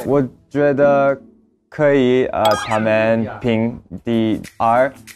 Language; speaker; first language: Chinese; non-native, learner; Japanese